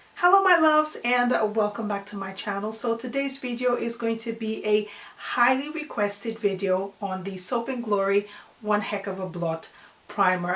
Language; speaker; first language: English; non-native, fluent; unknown